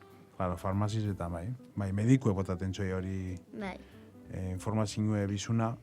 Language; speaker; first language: Basque; native; Basque